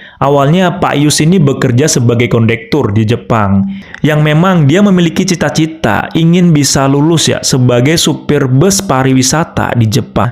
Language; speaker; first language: Indonesian; native; Indonesian